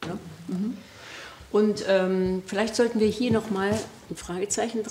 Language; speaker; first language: German; native; German